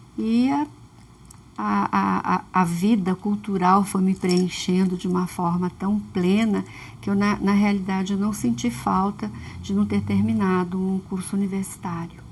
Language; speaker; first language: Portuguese; early bilingual, other home language; Russian